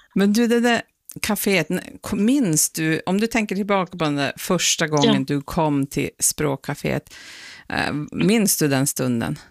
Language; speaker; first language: Swedish; native; Swedish